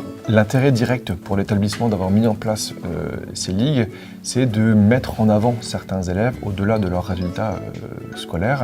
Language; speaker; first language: French; native; French